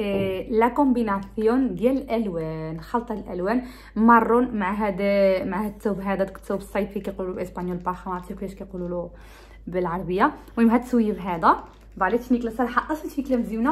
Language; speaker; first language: Arabic; early bilingual, heritage; Arabic